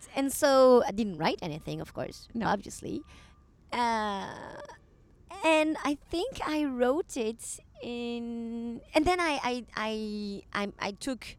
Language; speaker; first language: English; non-native, fluent; French